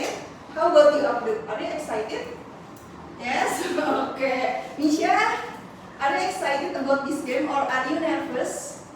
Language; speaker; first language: English; non-native, fluent; Indonesian